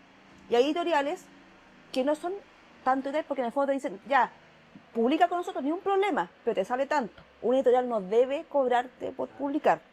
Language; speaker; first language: Spanish; native; Spanish